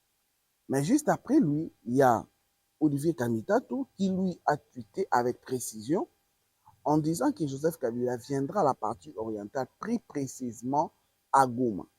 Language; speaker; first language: French; non-native, local second language; Lingala